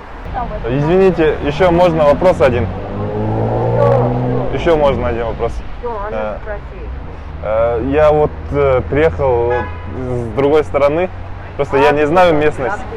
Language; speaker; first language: Russian; non-native, learner; Kazakh